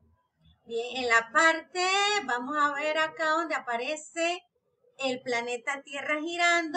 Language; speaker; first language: Spanish; native; Spanish